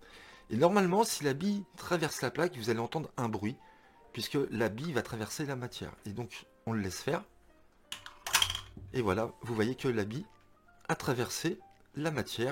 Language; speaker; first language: French; native; French